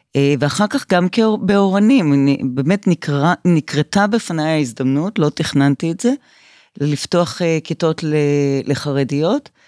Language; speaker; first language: Hebrew; native; Hebrew